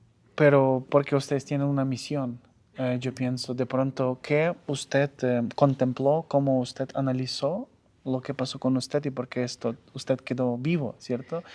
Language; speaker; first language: Spanish; non-native, fluent; Ukrainian